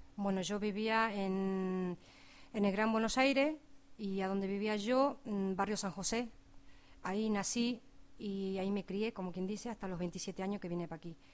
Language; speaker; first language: Spanish; native; Spanish